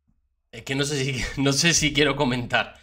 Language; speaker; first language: Spanish; native; Spanish